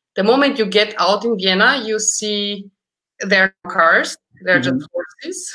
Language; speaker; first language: English; early bilingual, other home language; Romanian